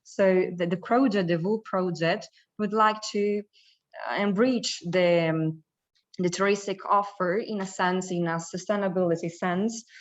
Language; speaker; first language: English; non-native, fluent; Italian